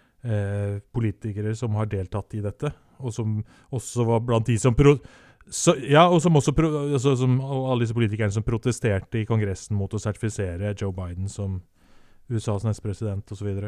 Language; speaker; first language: Norwegian; native; Norwegian